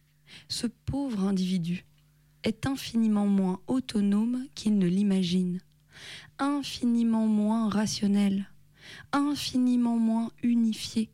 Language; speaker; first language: French; native; French